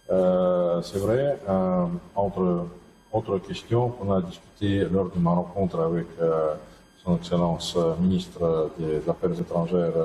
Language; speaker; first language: French; non-native, fluent; Russian